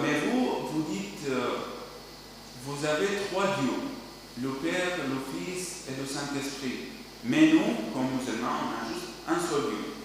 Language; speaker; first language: French; non-native, learner; Arabic